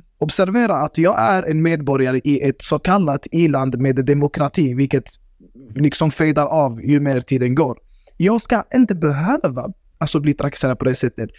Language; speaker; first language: Swedish; early bilingual, other home language; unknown